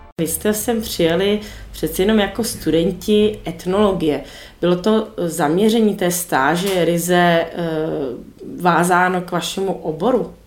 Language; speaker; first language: Czech; early bilingual, heritage; Czech